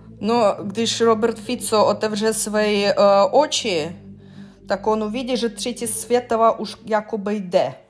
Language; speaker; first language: Czech; non-native, learner; Russian